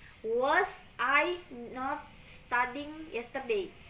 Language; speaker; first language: English; non-native, learner; Indonesian